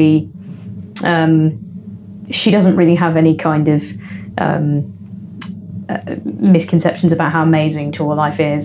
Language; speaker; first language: English; native; English